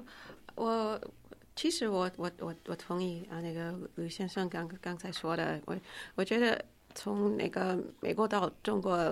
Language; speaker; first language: Chinese; non-native, fluent; English